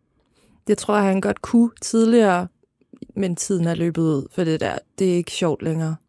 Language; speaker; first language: Danish; native; Danish